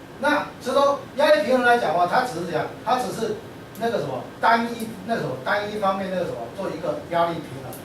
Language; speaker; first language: Chinese; native; Chinese